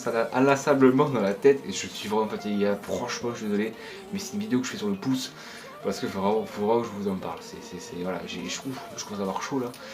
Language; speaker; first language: French; native; French